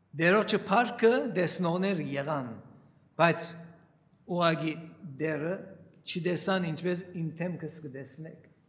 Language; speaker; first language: Armenian; early bilingual, heritage; Armenian